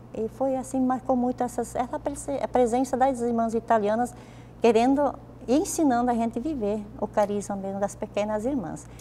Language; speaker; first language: Portuguese; native; Portuguese